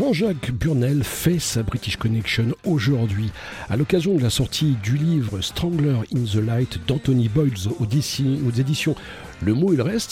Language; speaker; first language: French; native; French